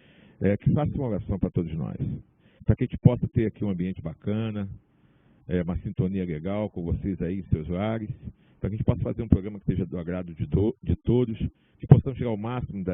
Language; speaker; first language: Portuguese; native; Portuguese